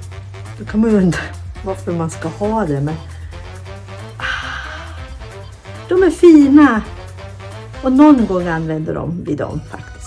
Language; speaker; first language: Swedish; native; Swedish